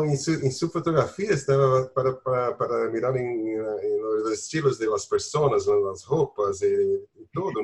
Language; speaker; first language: Spanish; non-native, learner; Portuguese